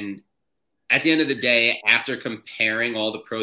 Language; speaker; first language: English; native; English